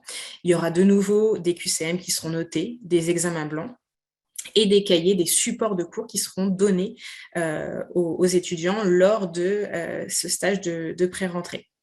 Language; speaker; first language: French; native; French